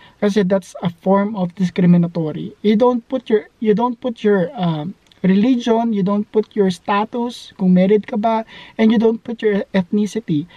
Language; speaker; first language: English; non-native, local second language; Filipino